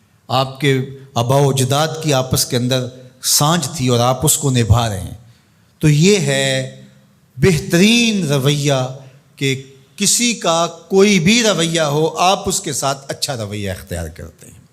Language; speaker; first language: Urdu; non-native, local second language; Punjabi